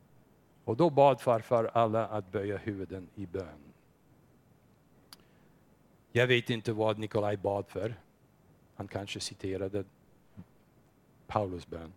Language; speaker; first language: Swedish; non-native, fluent; English